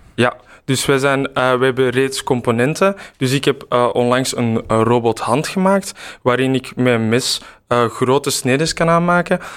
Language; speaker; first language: Dutch; native; Dutch